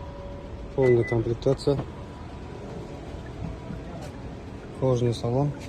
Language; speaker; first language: Russian; non-native, local second language; Kazakh